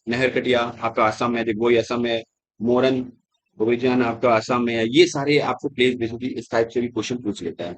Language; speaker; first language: Hindi; native; Hindi